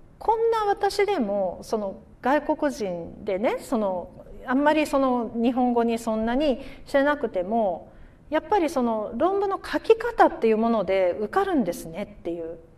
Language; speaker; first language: Japanese; native; Japanese